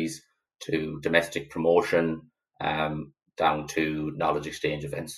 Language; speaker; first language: English; native; English